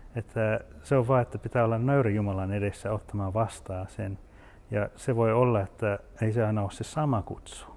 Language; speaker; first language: Finnish; early bilingual, heritage; Finnish